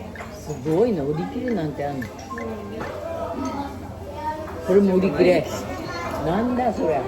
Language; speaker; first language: Japanese; native; Japanese